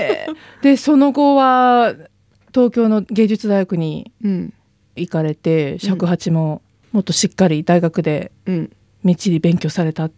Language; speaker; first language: Japanese; native; Japanese